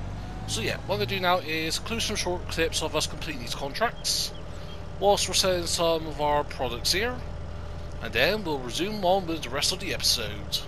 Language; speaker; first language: English; native; English